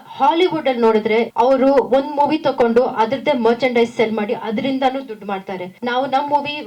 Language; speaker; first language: Kannada; non-native, local second language; Tamil